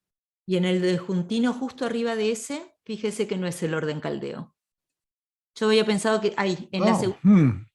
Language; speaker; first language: Spanish; native; Spanish